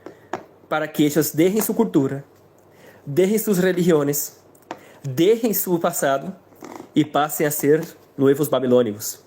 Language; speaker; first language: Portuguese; non-native, fluent; Spanish